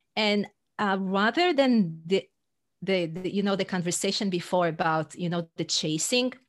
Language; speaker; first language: English; non-native, fluent; Hebrew